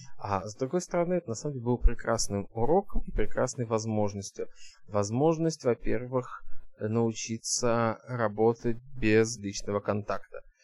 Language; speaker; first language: Russian; early bilingual, heritage; Russian